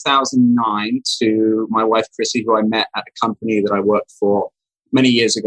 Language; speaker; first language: English; native; English